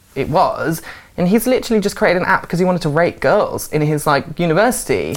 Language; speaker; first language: English; native; English